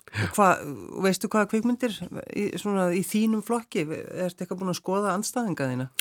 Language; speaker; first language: Icelandic; native; Icelandic